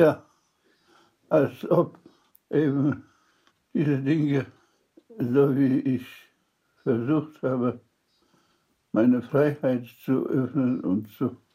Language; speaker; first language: German; non-native, fluent; Polish